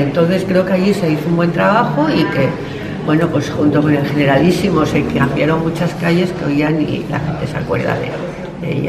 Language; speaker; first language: Spanish; native; Spanish